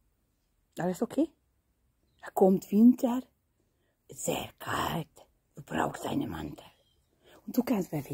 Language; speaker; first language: German; non-native, learner; Hungarian